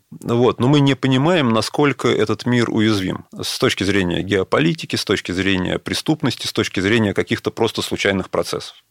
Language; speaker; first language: Russian; native; Russian